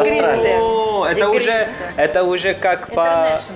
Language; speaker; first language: Russian; non-native, fluent; Chinese